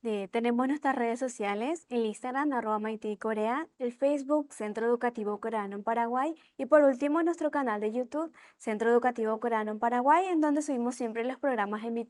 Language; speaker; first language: Spanish; native; Spanish